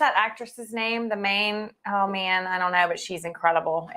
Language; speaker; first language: English; native; English